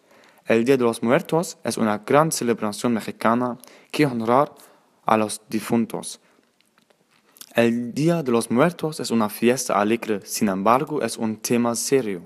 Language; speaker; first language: Spanish; non-native, learner; German